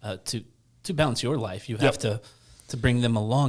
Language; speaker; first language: English; native; English